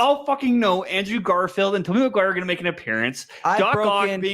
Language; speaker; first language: English; native; English